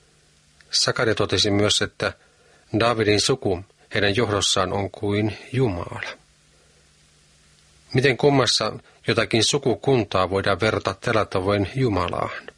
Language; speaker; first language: Finnish; native; Finnish